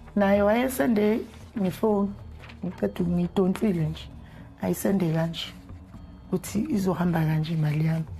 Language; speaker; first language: Zulu; native; Zulu